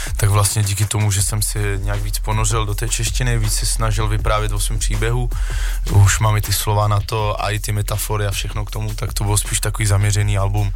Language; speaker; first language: Czech; early bilingual, other home language; French